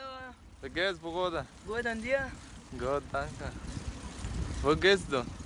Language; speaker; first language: German; non-native, learner; Persian